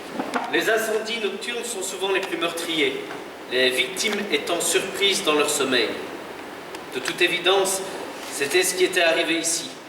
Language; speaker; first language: French; native; French